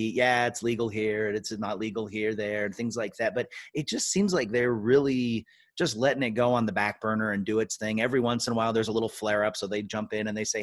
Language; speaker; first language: English; native; English